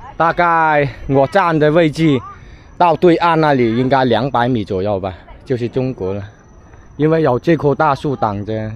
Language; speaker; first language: Chinese; native; Chinese